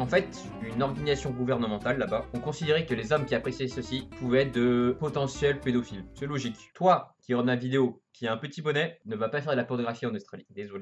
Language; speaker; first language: French; native; French